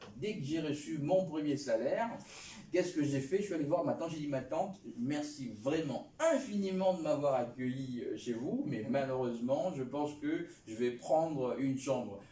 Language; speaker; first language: French; non-native, local second language; Lingala